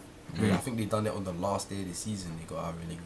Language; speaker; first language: English; native; English